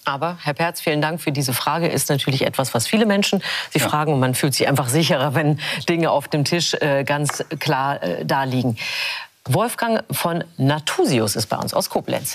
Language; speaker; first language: German; native; German